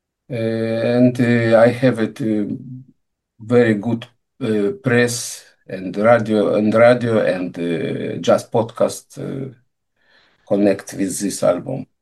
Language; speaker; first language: English; non-native, learner; Russian